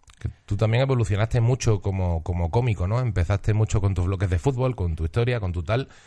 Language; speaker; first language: Spanish; native; Spanish